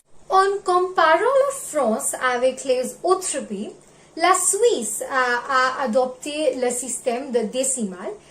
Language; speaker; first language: French; non-native, learner; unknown